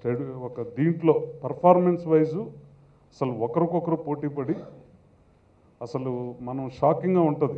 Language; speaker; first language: Telugu; native; Telugu